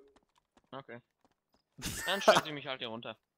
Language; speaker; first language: German; native; German